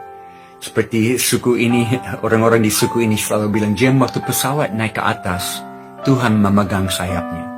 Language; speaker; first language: Indonesian; non-native, fluent; English